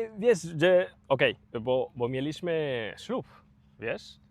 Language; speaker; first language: Polish; non-native, learner; Spanish